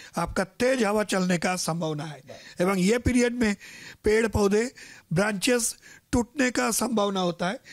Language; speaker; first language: Hindi; non-native, local second language; Marathi